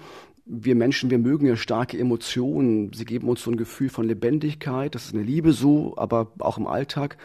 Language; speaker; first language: German; native; German